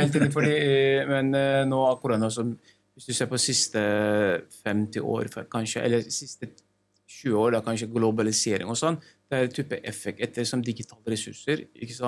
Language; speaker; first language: Norwegian; non-native, learner; Turkish